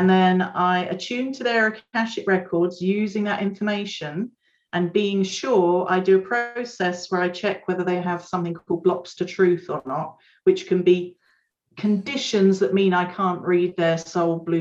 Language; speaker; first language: English; native; English